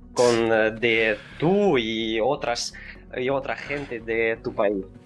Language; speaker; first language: Spanish; non-native, learner; Russian